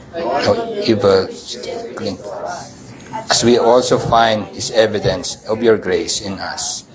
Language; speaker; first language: English; non-native, local second language; Filipino